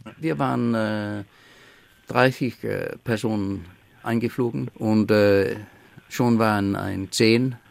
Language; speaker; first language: German; non-native, learner; Faroese